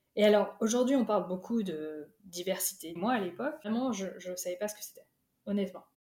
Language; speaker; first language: French; early bilingual, other home language; Urdu